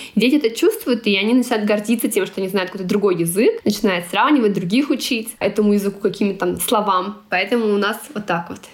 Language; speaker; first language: Russian; non-native, local second language; Tatar